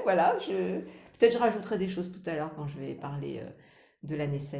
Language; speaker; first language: French; native; French